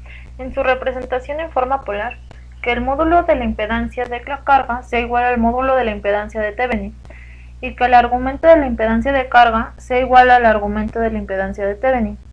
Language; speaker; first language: Spanish; native; Spanish